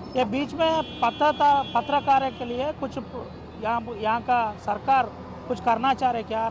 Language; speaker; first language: Hindi; non-native, local second language; Telugu